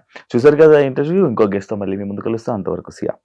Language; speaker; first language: Telugu; native; Telugu